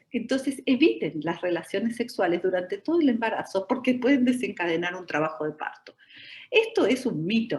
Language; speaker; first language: Spanish; native; Spanish